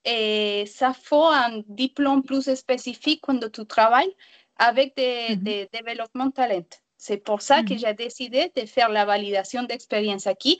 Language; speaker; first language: French; non-native, learner; Spanish